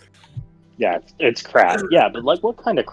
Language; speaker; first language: English; native; English